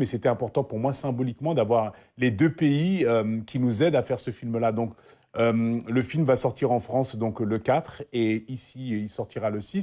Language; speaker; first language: French; native; French